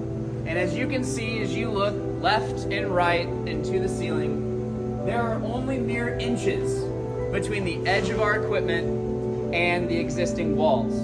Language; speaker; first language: English; native; English